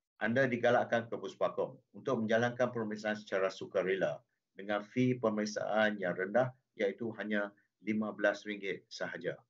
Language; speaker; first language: Malay; non-native, local second language; Chinese